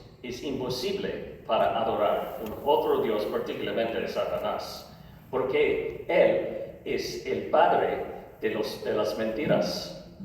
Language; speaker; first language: Spanish; non-native, learner; English